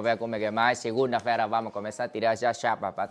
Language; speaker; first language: Portuguese; non-native, learner; Vietnamese